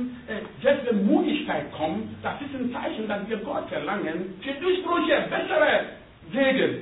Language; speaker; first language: German; non-native, learner; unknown